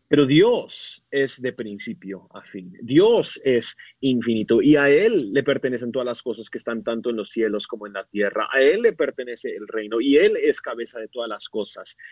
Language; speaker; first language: Spanish; early bilingual, other home language; English